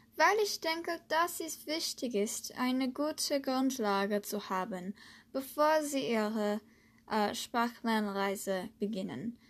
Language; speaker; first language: German; non-native, learner; English